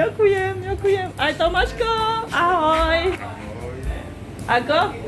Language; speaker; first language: Polish; non-native, learner; Thai